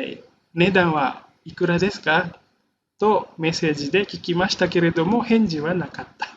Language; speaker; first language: Japanese; non-native, fluent; Indonesian